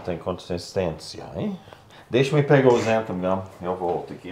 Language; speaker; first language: Portuguese; non-native, learner; English